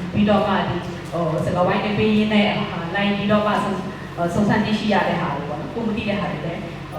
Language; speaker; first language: Burmese; non-native, local second language; Shwe Palaung